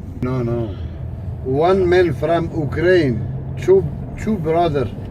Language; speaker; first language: English; non-native, learner; Kurdish